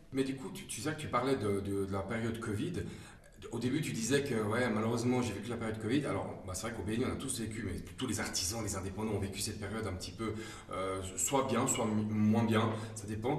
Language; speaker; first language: French; native; French